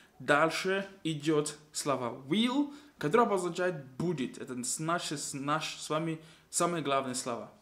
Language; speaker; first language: Russian; non-native, fluent; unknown